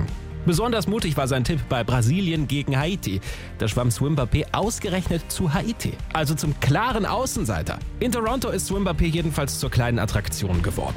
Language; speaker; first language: German; native; German